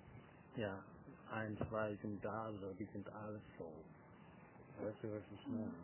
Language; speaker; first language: German; non-native, fluent; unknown